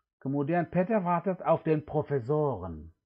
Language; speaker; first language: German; non-native, fluent; Indonesian